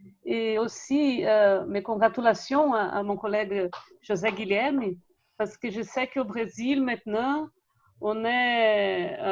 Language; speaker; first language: French; non-native, fluent; Portuguese